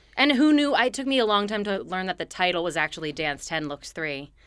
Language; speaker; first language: English; native; English